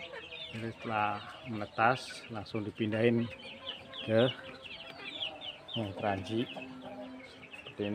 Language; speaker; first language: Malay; non-native, local second language; Javanese